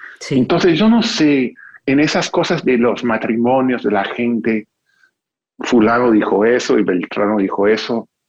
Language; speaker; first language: Spanish; non-native, fluent; English